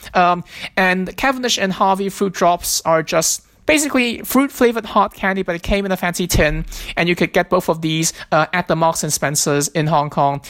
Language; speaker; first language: English; non-native, local second language; Cantonese